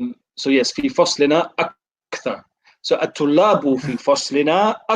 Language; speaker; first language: Arabic; non-native, fluent; English